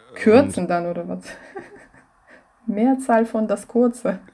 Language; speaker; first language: German; non-native, fluent; Russian